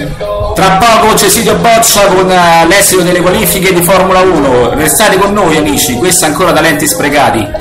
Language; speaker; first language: Italian; native; Italian